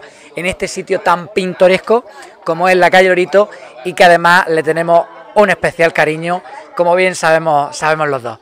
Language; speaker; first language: Spanish; native; Spanish